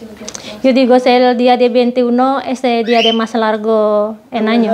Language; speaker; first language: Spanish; non-native, learner; Indonesian